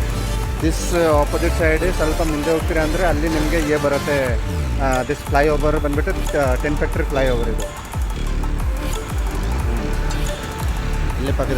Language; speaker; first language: Kannada; non-native, learner; Hindi